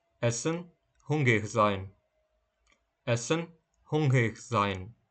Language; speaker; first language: German; non-native, fluent; Ukrainian